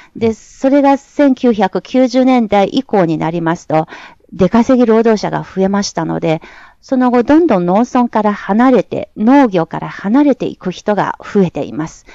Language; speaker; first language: Japanese; non-native, fluent; Chinese